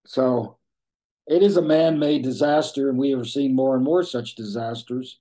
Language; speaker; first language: English; native; English